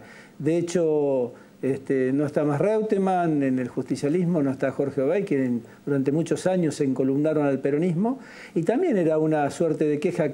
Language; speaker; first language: Spanish; native; Spanish